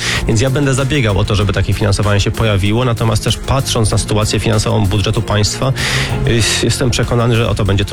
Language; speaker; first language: Polish; native; Polish